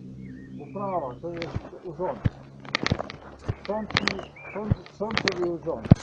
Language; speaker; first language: Polish; non-native, learner; Slovenian